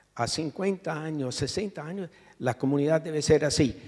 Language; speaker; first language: Spanish; non-native, fluent; English